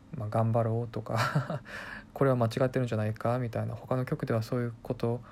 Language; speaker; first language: Japanese; non-native, fluent; Korean